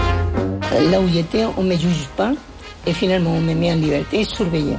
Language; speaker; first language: French; non-native, fluent; Spanish